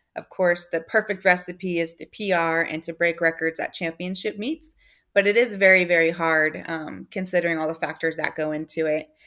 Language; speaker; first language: English; native; English